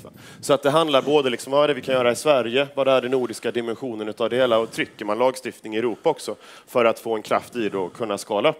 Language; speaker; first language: Swedish; native; Swedish